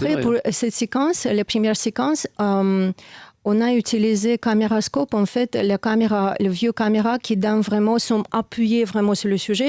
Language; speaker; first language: French; non-native, fluent; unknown